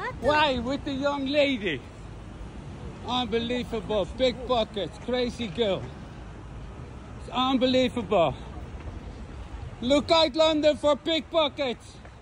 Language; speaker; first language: English; non-native, learner; Dutch